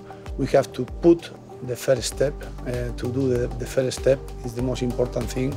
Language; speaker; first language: English; non-native, learner; Spanish